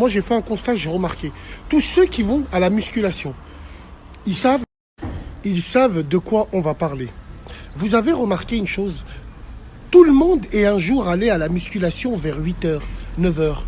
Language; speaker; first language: French; native; French